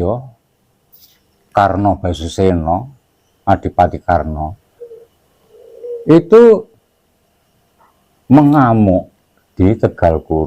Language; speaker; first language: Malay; non-native, local second language; Javanese